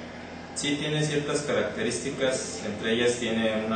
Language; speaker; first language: Spanish; native; Spanish